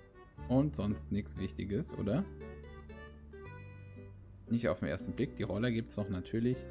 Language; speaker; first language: German; native; German